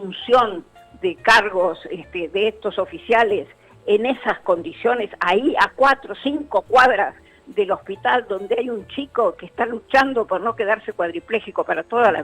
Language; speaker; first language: Spanish; native; Spanish